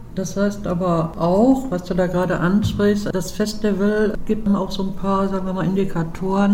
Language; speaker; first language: German; native; German